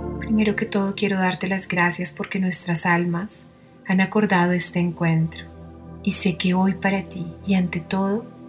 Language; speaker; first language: Spanish; native; Spanish